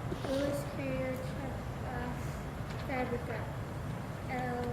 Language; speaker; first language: Spanish; non-native, learner; English